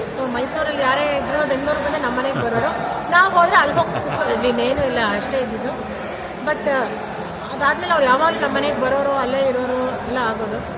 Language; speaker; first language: Kannada; native; Kannada